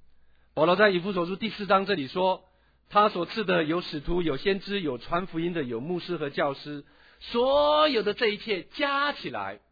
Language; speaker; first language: Chinese; native; Chinese